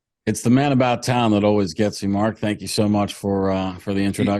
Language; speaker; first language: English; native; English